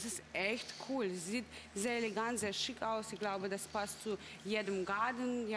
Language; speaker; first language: German; non-native, fluent; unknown